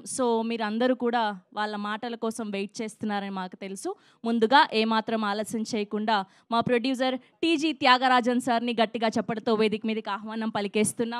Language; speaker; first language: Telugu; native; Telugu